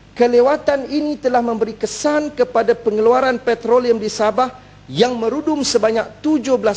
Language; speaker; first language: Malay; native; Malay